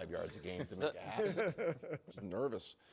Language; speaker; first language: English; native; English